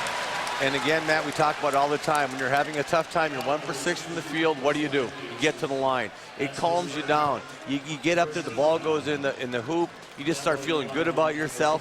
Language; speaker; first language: English; native; English